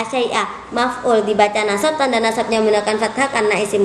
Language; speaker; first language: Indonesian; native; Indonesian